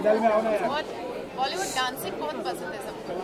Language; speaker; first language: Hindi; non-native, local second language; French